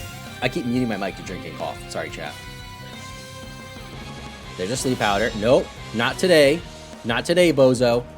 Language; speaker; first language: English; native; English